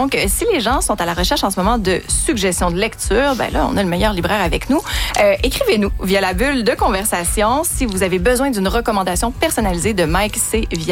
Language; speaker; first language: French; native; French